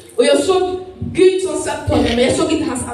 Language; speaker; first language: Swedish; early bilingual, other home language; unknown